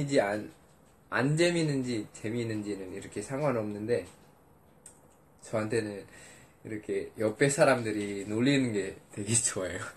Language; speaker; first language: Korean; non-native, fluent; Indonesian